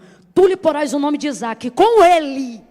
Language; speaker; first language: Portuguese; native; Portuguese